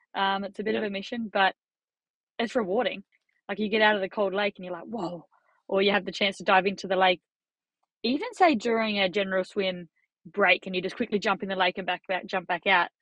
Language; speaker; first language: English; native; English